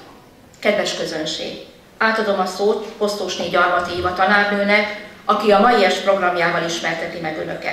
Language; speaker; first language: Hungarian; native; Hungarian